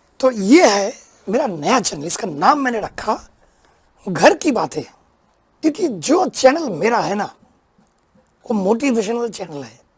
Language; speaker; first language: Hindi; non-native, local second language; Bangla